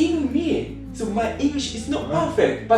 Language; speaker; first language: English; non-native, learner; Japanese